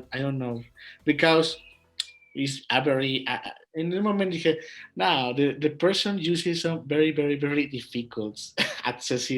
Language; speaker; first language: English; non-native, learner; Spanish